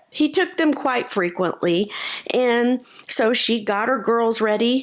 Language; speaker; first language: English; native; English